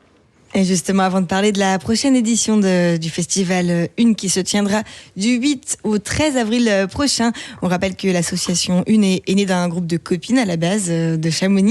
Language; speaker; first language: French; native; French